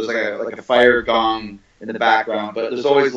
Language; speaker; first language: English; native; English